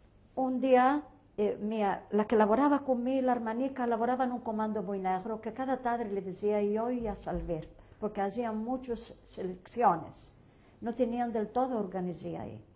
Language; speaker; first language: Spanish; early bilingual, heritage; Ladino